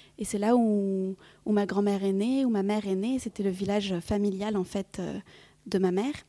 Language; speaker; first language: French; early bilingual, other home language; Vietnamese